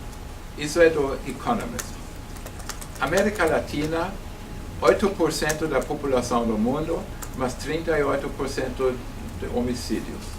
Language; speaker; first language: Portuguese; non-native, fluent; German